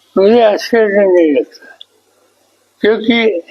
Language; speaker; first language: Hindi; non-native, local second language; Marathi